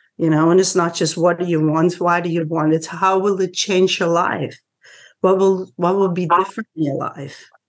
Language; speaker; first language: English; non-native, fluent; Dutch